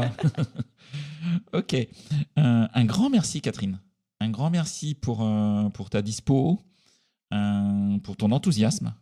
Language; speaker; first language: French; native; French